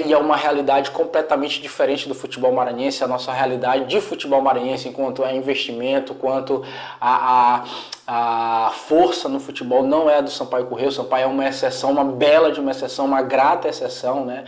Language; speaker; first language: Portuguese; native; Portuguese